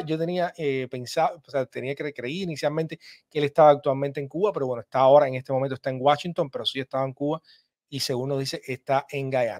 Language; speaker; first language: Spanish; native; Spanish